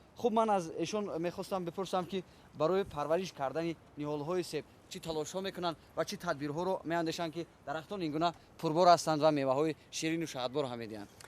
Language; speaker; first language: Tajik; native; Tajik